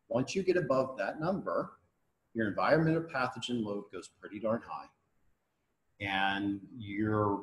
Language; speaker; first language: English; native; English